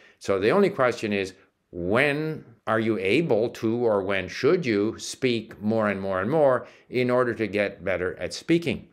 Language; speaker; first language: English; early bilingual, other home language; Czech